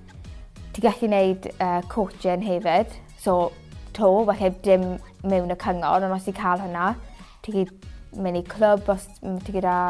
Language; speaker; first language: Welsh; native; Welsh